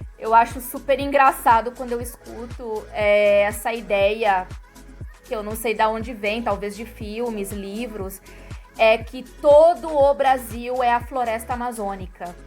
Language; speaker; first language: Portuguese; native; Portuguese